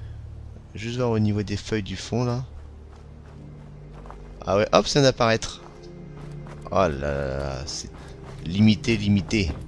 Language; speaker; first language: French; native; French